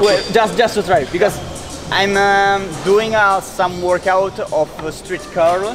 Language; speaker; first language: English; non-native, learner; Italian